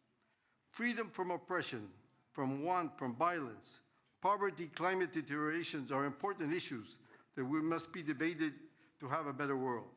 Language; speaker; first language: English; non-native, fluent; Spanish